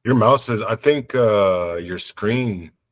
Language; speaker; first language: English; native; English